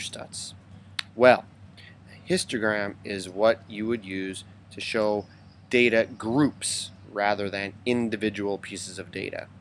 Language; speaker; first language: English; native; English